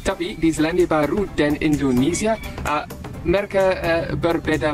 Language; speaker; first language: Indonesian; non-native, learner; English